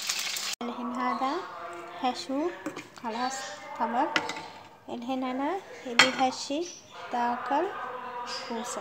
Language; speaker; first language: Arabic; non-native, local second language; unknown